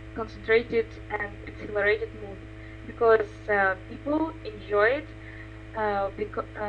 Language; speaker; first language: English; non-native, learner; Russian